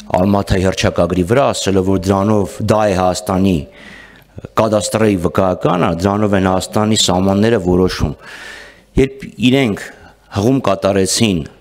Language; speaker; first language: Armenian; native; Armenian